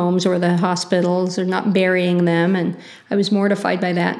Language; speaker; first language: English; native; English